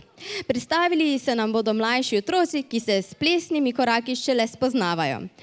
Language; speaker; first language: Slovenian; native; Slovenian